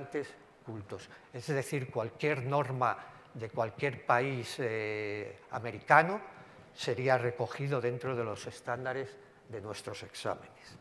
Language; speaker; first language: Spanish; native; Spanish